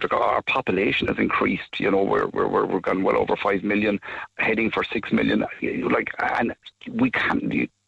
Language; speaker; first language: English; native; English